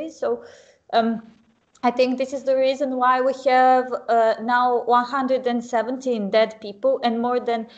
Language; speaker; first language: English; non-native, fluent; Serbian